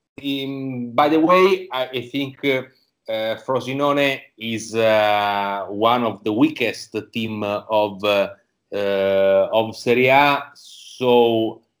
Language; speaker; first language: English; non-native, learner; Italian